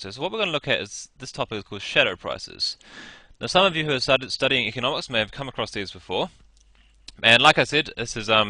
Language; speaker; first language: English; native; English